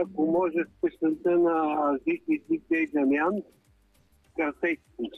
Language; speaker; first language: Bulgarian; native; Bulgarian